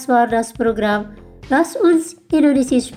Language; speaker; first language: German; non-native, fluent; Indonesian